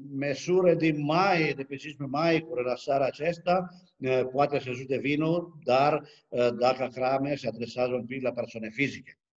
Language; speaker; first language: Romanian; non-native, fluent; Italian